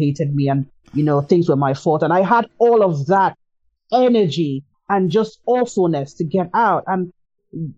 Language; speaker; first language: English; non-native, local second language; Igbo